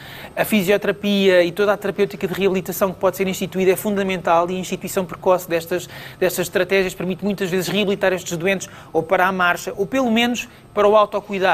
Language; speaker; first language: Portuguese; native; Portuguese